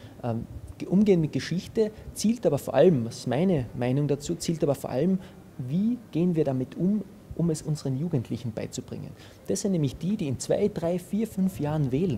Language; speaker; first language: German; native; German